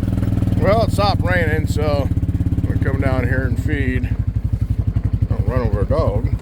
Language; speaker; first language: English; native; English